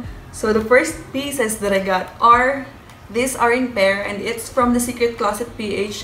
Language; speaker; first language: English; non-native, local second language; Filipino